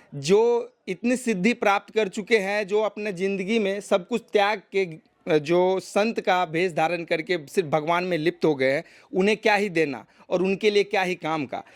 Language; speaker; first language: Hindi; native; Hindi